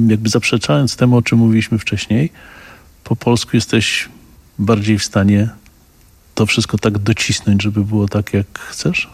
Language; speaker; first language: Polish; native; Polish